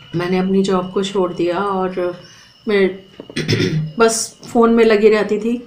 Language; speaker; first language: Hindi; native; Hindi